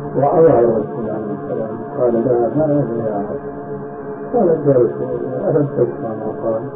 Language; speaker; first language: Arabic; early bilingual, other home language; Albanian